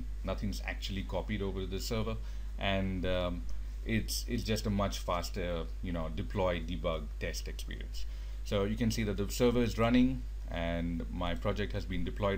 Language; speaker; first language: English; native; English